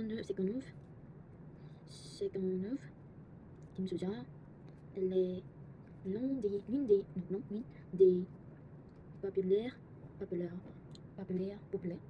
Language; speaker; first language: French; non-native, learner; Korean